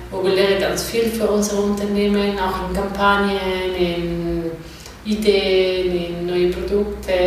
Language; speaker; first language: German; non-native, fluent; Spanish